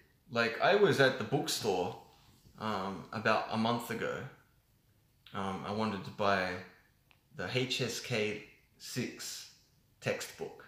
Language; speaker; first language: English; native; English